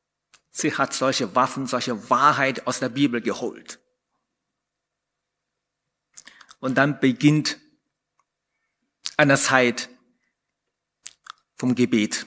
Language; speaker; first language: German; non-native, fluent; Chinese